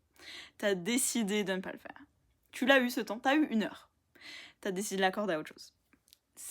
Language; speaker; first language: French; native; French